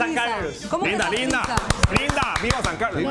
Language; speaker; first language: Spanish; native; Spanish